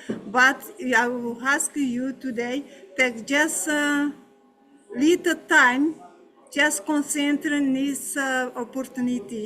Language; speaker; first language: English; non-native, learner; Portuguese